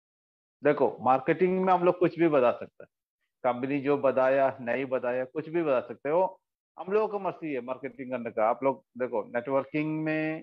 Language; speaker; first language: Hindi; non-native, local second language; Malayalam